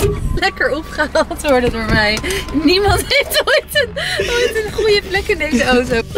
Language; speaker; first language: Dutch; native; Dutch